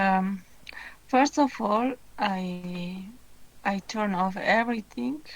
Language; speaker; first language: English; non-native, learner; Spanish